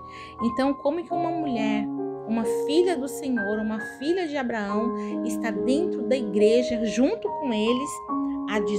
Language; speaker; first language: Portuguese; native; Portuguese